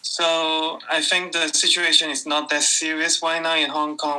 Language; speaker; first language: English; non-native, local second language; Cantonese